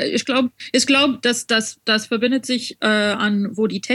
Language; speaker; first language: German; non-native, learner; French